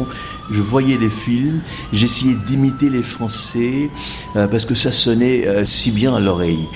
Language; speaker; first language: French; non-native, fluent; Bangla